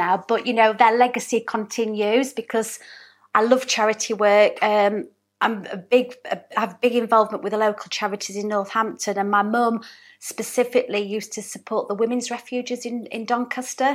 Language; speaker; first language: English; native; English